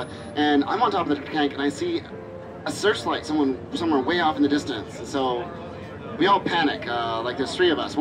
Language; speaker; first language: English; native; English